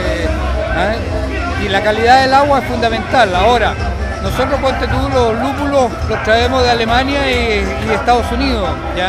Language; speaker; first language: Spanish; native; Spanish